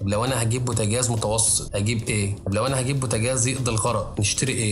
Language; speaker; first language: Arabic; native; Arabic